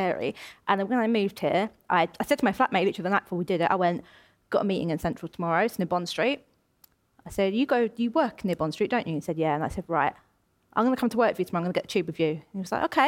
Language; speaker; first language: English; native; English